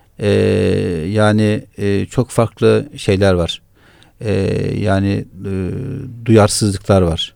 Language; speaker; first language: Turkish; native; Turkish